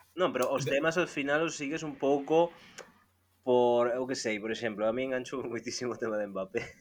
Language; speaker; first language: Galician; native; Galician